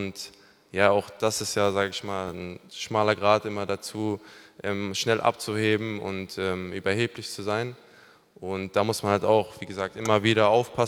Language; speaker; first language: German; native; German